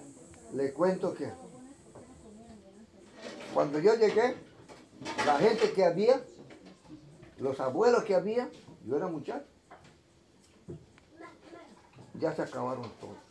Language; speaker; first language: Spanish; non-native, local second language; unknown